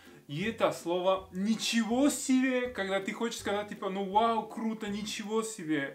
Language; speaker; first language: Russian; non-native, fluent; Spanish